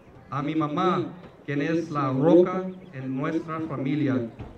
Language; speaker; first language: Spanish; early bilingual, heritage; Spanish